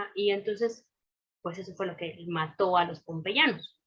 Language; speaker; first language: Spanish; native; Spanish